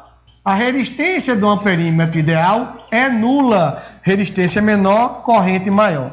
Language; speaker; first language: Portuguese; native; Portuguese